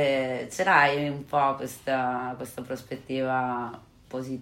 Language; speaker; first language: Italian; native; Italian